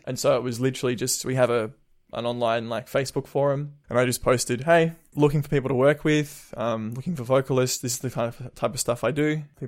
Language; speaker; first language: English; native; English